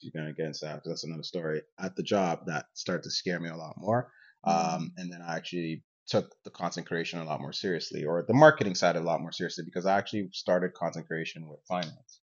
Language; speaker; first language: English; non-native, local second language; Yoruba